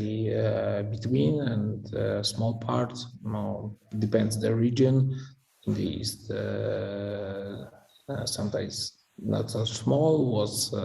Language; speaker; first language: English; non-native, fluent; Polish